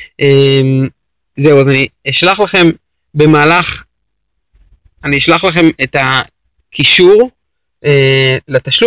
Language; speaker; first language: Hebrew; native; Hebrew